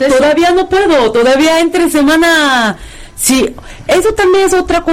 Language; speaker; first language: Spanish; non-native, fluent; Korean